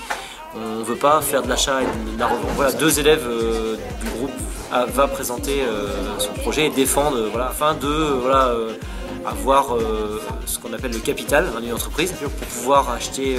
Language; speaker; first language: French; native; French